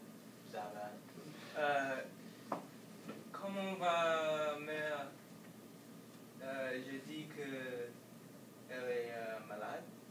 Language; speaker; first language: French; non-native, learner; English